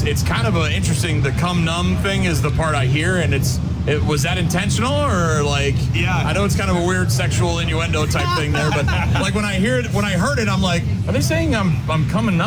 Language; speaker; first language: English; native; English